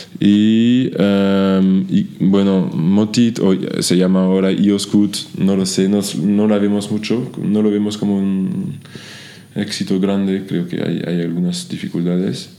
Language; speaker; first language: Spanish; non-native, fluent; French